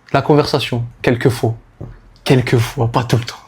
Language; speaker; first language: French; native; French